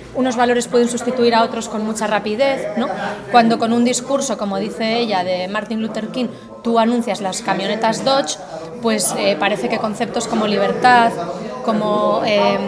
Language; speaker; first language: Spanish; native; Spanish